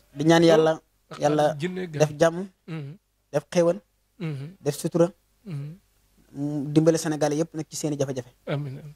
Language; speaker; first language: Wolof; native; Wolof